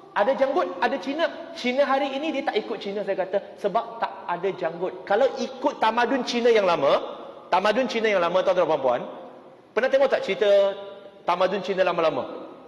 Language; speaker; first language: Malay; non-native, local second language; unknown